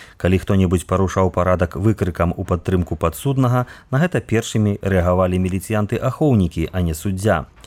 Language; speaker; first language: Belarusian; native; Belarusian